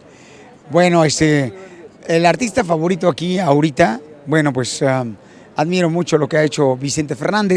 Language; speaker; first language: Spanish; native; Spanish